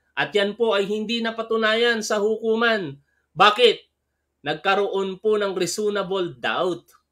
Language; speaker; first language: Filipino; native; Filipino